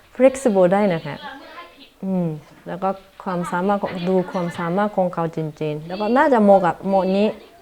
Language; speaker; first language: Thai; non-native, fluent; Japanese